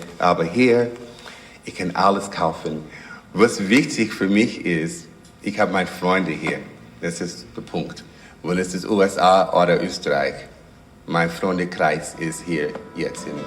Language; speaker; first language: German; non-native, fluent; English